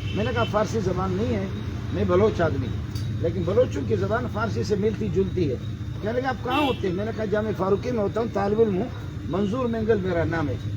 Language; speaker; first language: Urdu; non-native, fluent; Baluchi